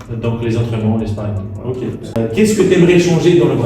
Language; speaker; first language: French; native; French